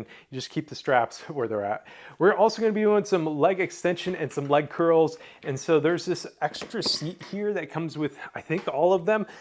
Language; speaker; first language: English; native; English